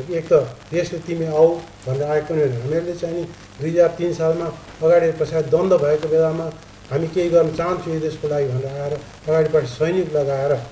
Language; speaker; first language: Nepali; native; Nepali